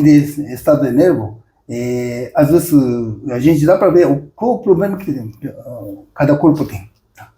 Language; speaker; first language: Portuguese; non-native, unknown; Japanese